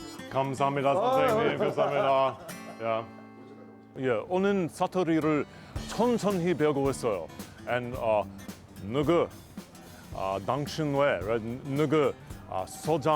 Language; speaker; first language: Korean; non-native, learner; English